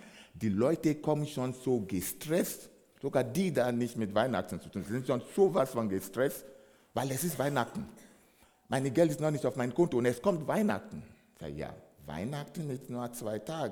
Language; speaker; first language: German; non-native, fluent; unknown